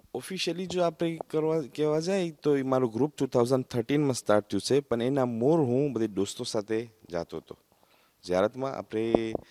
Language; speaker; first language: Gujarati; early bilingual, heritage; Gujarati